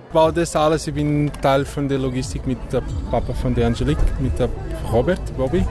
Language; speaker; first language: German; non-native, learner; Portuguese